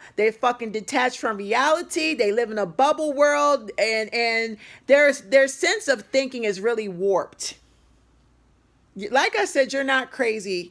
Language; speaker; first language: English; native; English